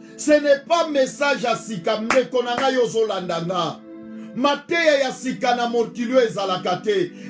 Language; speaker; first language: French; non-native, local second language; Lingala